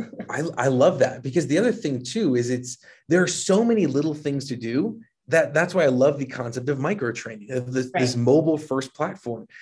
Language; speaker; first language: English; native; English